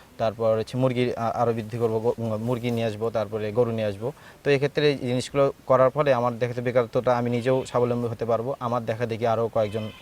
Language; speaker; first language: Bangla; native; Bangla